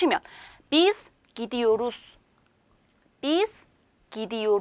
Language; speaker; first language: Turkish; non-native, fluent; Korean